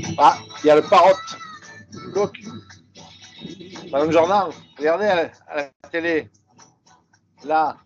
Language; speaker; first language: French; native; French